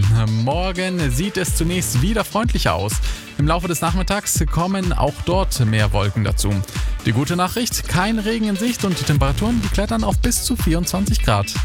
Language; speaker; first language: German; native; German